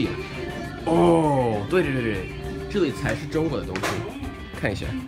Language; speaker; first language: Chinese; non-native, fluent; English